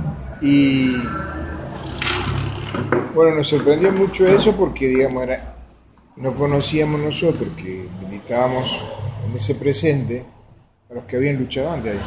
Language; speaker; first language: Spanish; native; Spanish